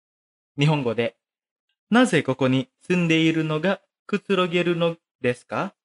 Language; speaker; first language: Japanese; non-native, fluent; Indonesian